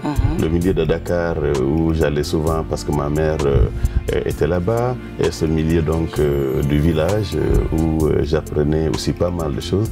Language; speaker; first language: French; non-native, local second language; Wolof